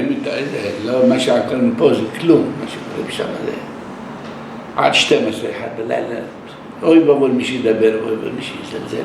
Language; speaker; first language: Hebrew; non-native, local second language; Arabic